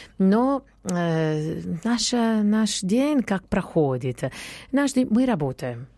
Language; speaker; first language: Russian; non-native, fluent; Italian